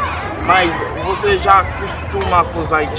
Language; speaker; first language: Portuguese; non-native, learner; Haitian Creole